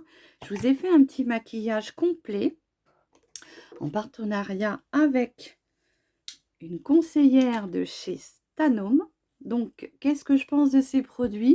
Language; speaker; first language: French; native; French